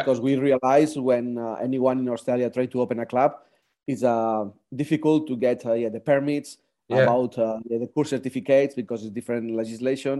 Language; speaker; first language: English; non-native, fluent; Spanish